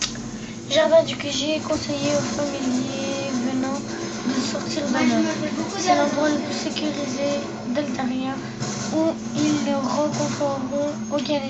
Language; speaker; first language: French; native; French